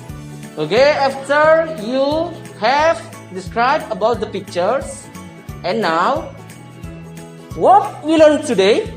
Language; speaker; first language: English; non-native, learner; Indonesian